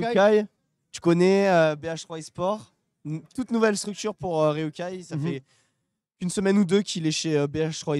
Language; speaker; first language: French; native; French